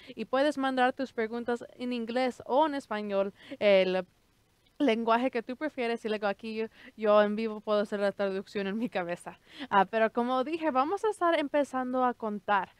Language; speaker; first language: Spanish; early bilingual, heritage; Spanish